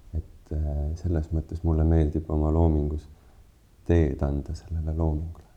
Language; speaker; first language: Estonian; native; Estonian